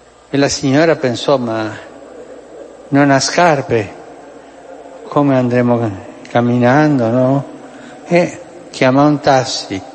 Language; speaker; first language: Italian; non-native, fluent; Spanish